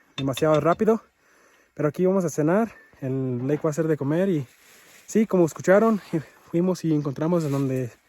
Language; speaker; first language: Spanish; early bilingual, other home language; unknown